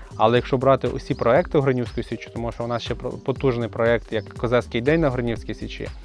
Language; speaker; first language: Ukrainian; native; Ukrainian